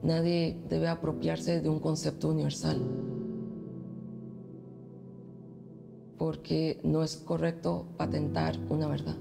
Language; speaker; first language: Spanish; early bilingual, other home language; Chinese